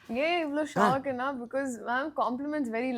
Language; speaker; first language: Tamil; non-native, learner; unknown